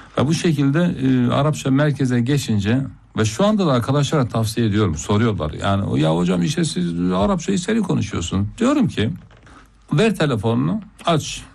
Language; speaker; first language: Turkish; native; Turkish